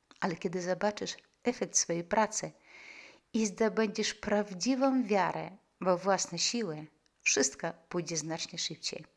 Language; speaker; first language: Polish; non-native, fluent; Russian